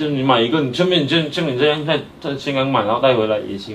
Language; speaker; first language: Chinese; native; Chinese